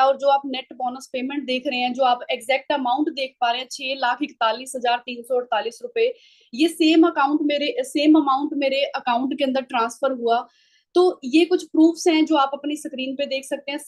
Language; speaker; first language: Hindi; non-native, local second language; Punjabi